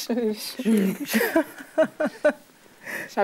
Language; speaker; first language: German; non-native, fluent; Portuguese